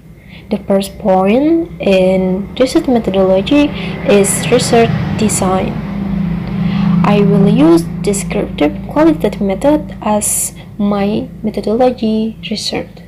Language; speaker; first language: English; non-native, learner; Indonesian